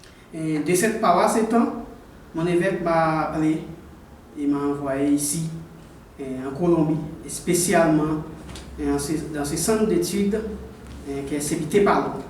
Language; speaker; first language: French; non-native, local second language; Haitian Creole